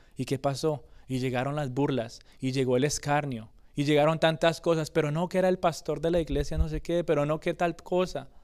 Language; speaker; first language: Spanish; early bilingual, other home language; English